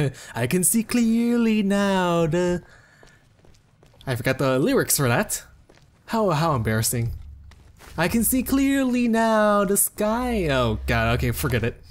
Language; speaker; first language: English; native; English